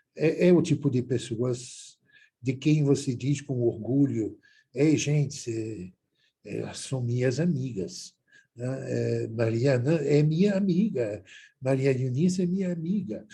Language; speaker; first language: Portuguese; non-native, fluent; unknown